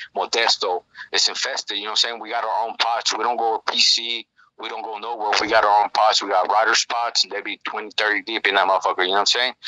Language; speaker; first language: English; native; English